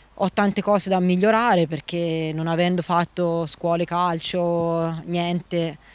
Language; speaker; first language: Italian; native; Italian